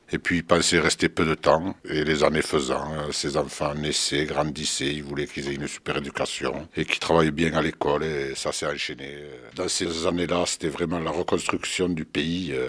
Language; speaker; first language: French; early bilingual, other home language; Arabic